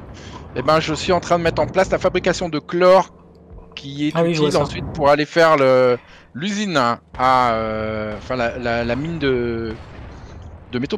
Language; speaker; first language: French; native; French